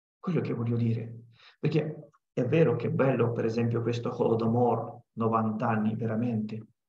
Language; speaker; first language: Italian; non-native, fluent; Ukrainian